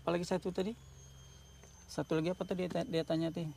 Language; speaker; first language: Indonesian; native; Indonesian